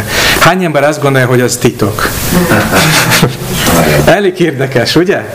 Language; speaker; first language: Hungarian; non-native, fluent; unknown